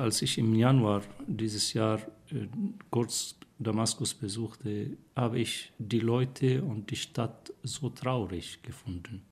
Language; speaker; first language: German; non-native, fluent; Arabic